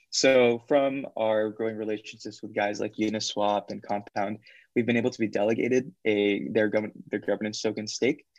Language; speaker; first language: English; native; English